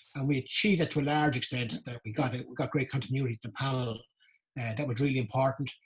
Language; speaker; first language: English; native; English